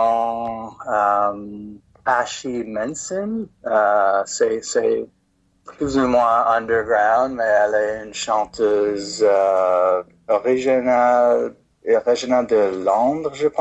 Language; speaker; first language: French; non-native, fluent; English